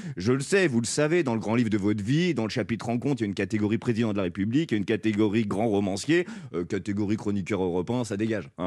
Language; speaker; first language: French; native; French